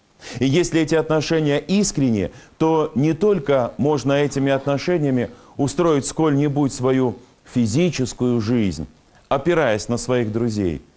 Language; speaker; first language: Russian; native; Russian